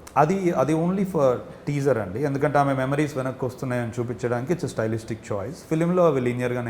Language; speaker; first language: Telugu; native; Telugu